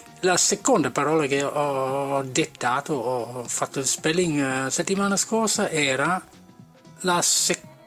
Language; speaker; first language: Italian; non-native, fluent; English